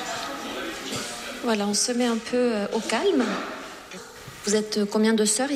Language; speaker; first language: French; native; French